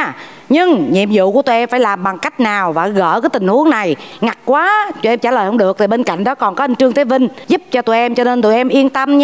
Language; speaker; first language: Vietnamese; native; Vietnamese